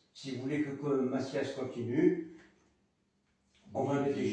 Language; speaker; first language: French; native; French